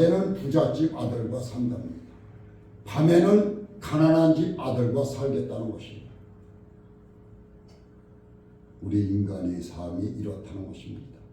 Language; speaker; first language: Korean; native; Korean